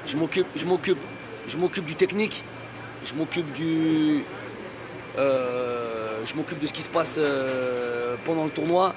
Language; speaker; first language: French; native; French